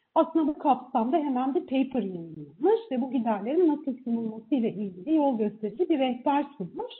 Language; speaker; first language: Turkish; native; Turkish